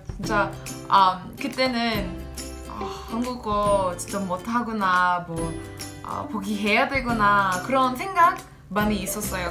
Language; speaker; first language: Korean; non-native, learner; English